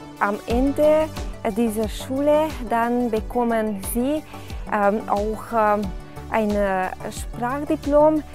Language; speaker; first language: German; non-native, fluent; Hungarian